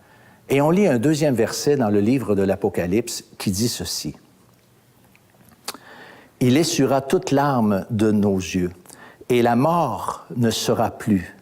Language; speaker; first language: French; native; French